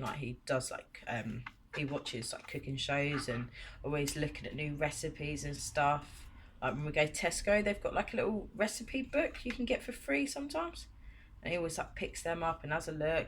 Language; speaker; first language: English; native; English